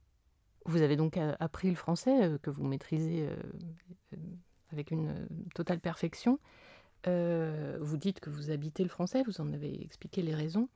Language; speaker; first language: French; native; French